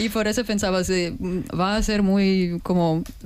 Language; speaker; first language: Spanish; non-native, fluent; Russian